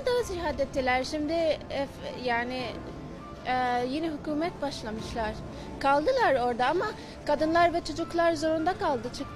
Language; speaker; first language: Turkish; non-native, learner; Arabic